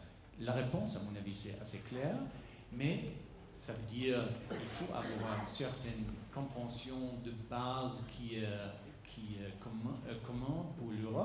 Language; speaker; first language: French; non-native, fluent; German